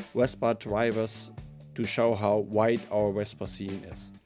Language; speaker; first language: English; non-native, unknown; German